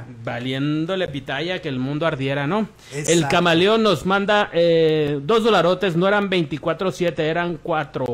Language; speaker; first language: Spanish; native; Spanish